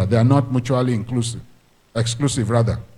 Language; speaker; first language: English; non-native, local second language; Yoruba